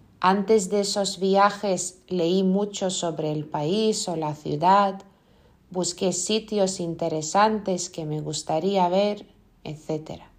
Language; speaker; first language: Spanish; non-native, fluent; Lithuanian